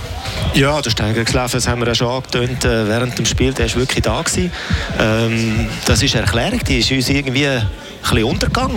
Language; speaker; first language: German; native; German